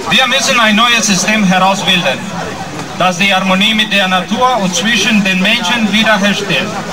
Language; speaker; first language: German; non-native, learner; Spanish